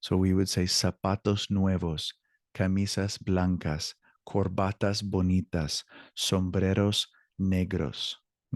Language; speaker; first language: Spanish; non-native, fluent; English